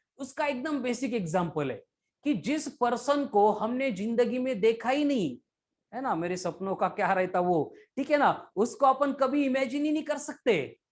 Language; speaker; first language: Hindi; non-native, local second language; Marathi